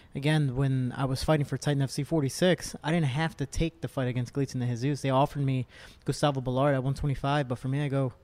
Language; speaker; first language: English; native; English